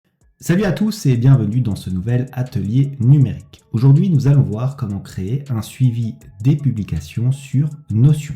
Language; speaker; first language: French; native; French